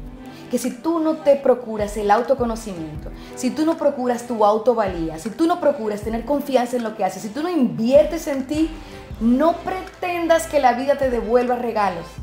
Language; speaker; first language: Spanish; native; Spanish